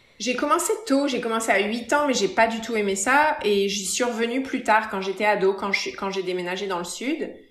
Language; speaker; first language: French; native; French